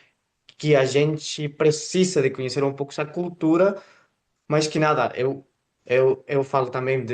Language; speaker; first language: Portuguese; non-native, fluent; Spanish